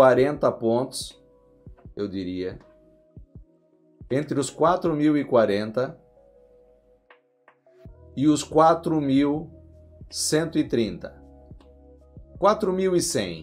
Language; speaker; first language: Portuguese; native; Portuguese